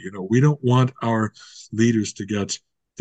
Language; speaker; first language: English; native; English